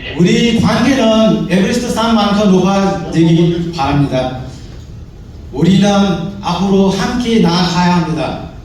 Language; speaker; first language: Korean; non-native, learner; Nepali